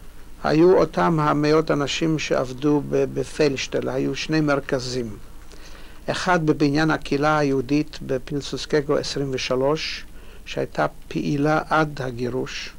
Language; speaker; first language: Hebrew; non-native, fluent; Polish